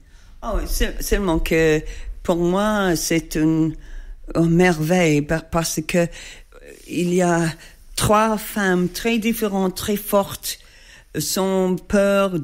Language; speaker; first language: French; non-native, learner; English